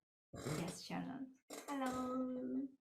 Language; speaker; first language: English; non-native, learner; Japanese